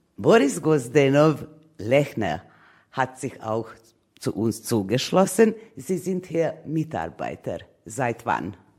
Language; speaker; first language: German; non-native, fluent; Serbian